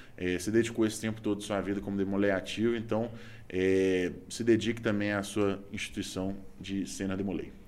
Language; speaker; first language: Portuguese; native; Portuguese